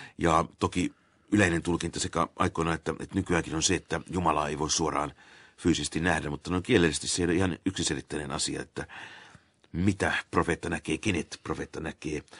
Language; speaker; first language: Finnish; native; Finnish